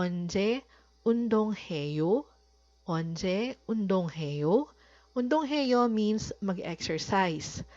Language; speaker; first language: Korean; non-native, fluent; Filipino